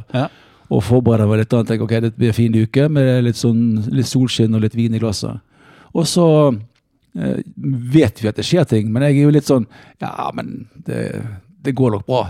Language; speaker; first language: Norwegian; native; Norwegian